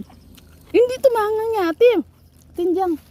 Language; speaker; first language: Filipino; non-native, local second language; Cebuano